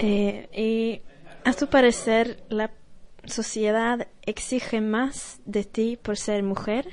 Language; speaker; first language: Spanish; non-native, fluent; Swedish